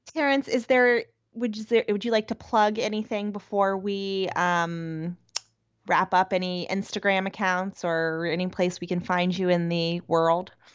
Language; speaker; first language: English; native; English